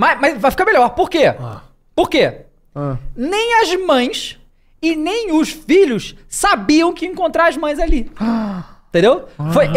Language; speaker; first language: Portuguese; native; Portuguese